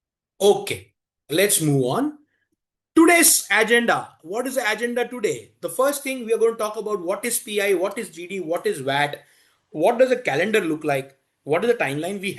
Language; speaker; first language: English; non-native, local second language; Hindi